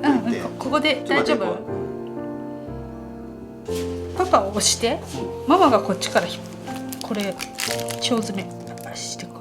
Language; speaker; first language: Japanese; native; Japanese